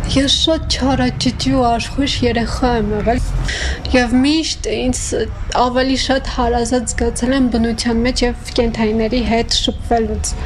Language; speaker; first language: Armenian; native; Armenian